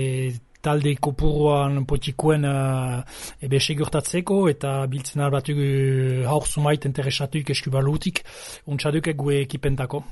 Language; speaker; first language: Basque; native; Basque